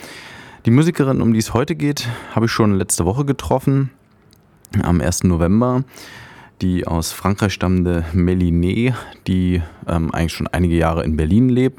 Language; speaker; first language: German; native; German